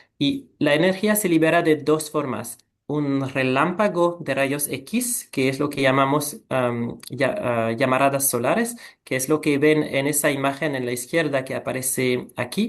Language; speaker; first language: Spanish; non-native, fluent; French